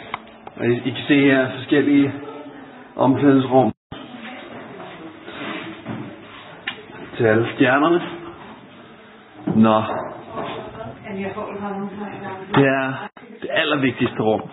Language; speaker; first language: Danish; native; Danish